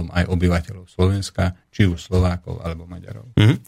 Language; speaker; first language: Slovak; non-native, local second language; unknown